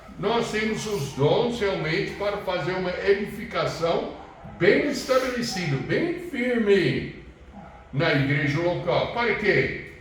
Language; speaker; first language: Portuguese; non-native, fluent; English